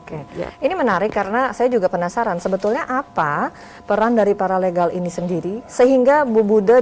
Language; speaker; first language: Indonesian; native; Indonesian